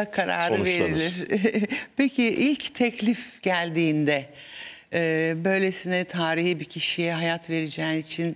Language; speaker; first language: Turkish; native; Turkish